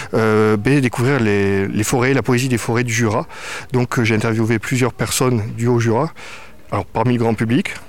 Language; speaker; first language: French; native; French